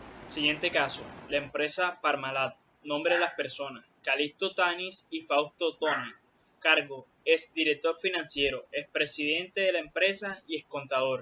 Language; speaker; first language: Spanish; native; Spanish